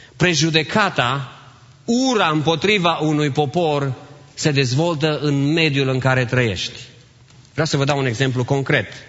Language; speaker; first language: Romanian; native; Romanian